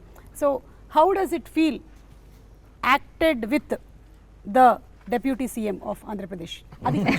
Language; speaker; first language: Telugu; native; Telugu